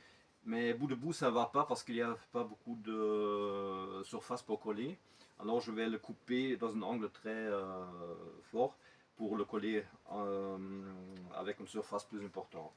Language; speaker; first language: French; non-native, fluent; German